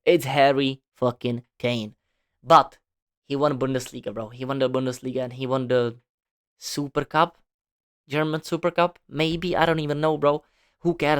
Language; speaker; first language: English; non-native, fluent; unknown